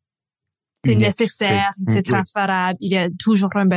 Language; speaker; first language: French; non-native, local second language; English